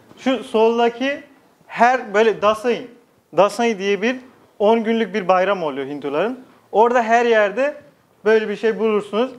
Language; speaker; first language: Turkish; non-native, fluent; Nepali